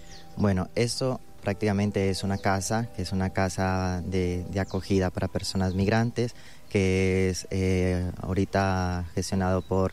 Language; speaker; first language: Spanish; native; Spanish